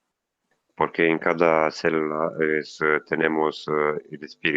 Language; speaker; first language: Spanish; non-native, learner; Italian